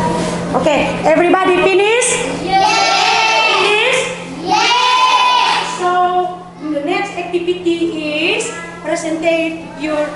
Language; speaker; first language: English; non-native, learner; Indonesian